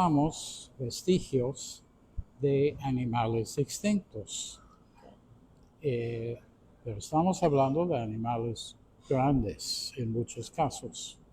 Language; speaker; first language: Spanish; non-native, fluent; English